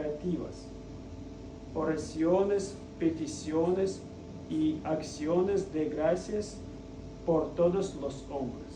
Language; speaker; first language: Spanish; non-native, fluent; Russian